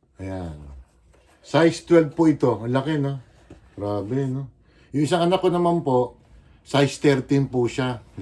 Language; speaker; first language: Filipino; native; Filipino